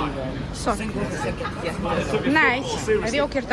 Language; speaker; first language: Swedish; non-native, learner; Russian